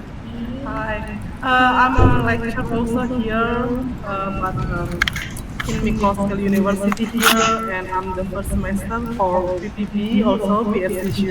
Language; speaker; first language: English; non-native, learner; Indonesian